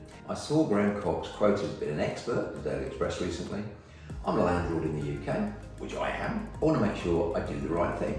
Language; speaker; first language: English; native; English